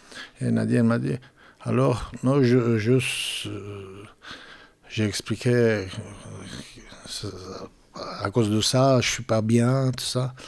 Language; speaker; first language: French; non-native, fluent; Georgian